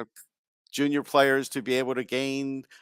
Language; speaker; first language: English; native; English